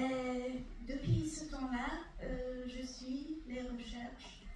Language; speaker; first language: French; non-native, fluent; Hungarian